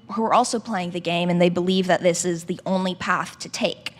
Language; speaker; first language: English; native; English